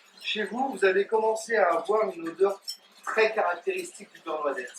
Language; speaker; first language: French; native; French